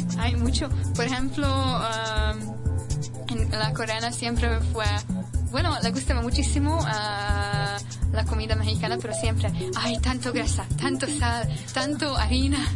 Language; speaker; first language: Spanish; non-native, fluent; Hungarian